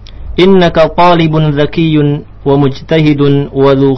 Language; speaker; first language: Arabic; non-native, learner; Indonesian